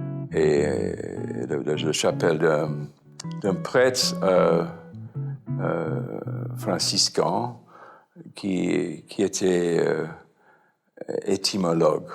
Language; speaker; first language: French; non-native, fluent; English